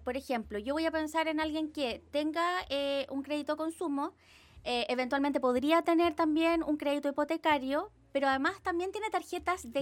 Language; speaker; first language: Spanish; native; Spanish